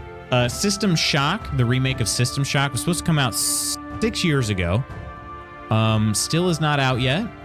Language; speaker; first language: English; native; English